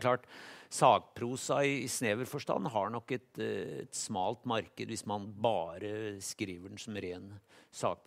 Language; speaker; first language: Norwegian; native; Norwegian